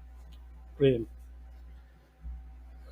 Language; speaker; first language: English; non-native, learner; Spanish